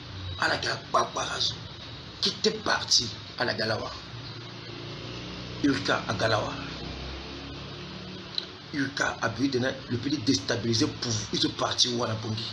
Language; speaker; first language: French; non-native, local second language; Sango